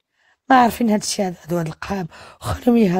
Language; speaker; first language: Arabic; early bilingual, heritage; French